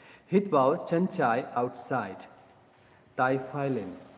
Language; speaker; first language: Vietnamese; non-native, learner; Bangla